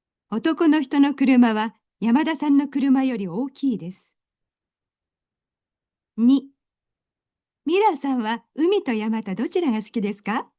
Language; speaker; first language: Japanese; non-native, learner; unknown